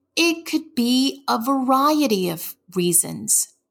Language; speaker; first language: English; native; English